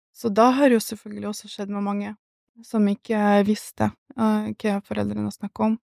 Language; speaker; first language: Norwegian; early bilingual, other home language; Russian